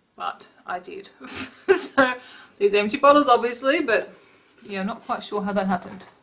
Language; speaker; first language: English; native; English